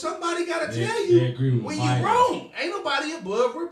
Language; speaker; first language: English; native; English